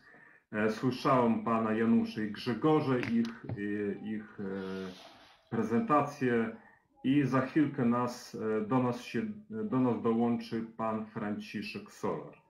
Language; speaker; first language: Polish; native; Polish